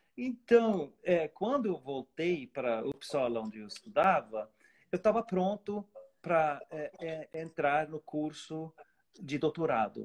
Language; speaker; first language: Portuguese; non-native, fluent; Swedish